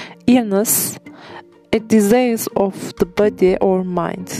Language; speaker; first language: English; non-native, learner; Turkish